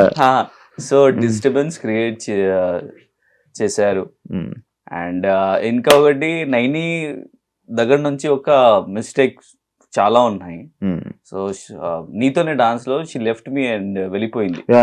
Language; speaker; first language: Telugu; non-native, learner; Hindi